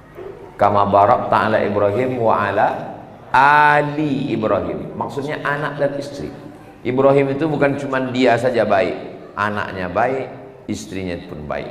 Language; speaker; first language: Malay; native; Malay